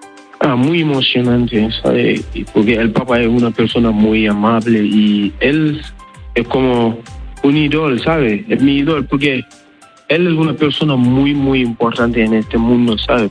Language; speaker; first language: Spanish; non-native, learner; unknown